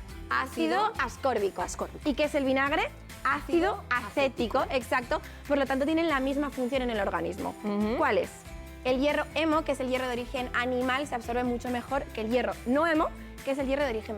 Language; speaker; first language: Spanish; native; Spanish